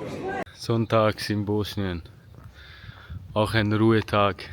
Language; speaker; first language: German; early bilingual, other home language; Bosnian